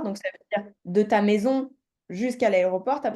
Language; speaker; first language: French; native; French